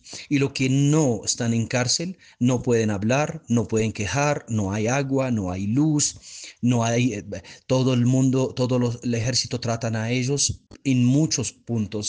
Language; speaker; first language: Spanish; non-native, fluent; Arabic